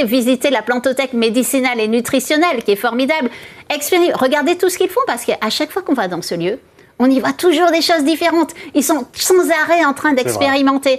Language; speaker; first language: French; native; French